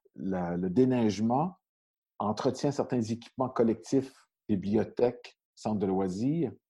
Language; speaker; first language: French; native; French